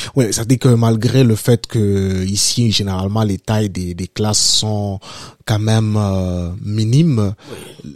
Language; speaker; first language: French; non-native, local second language; Lingala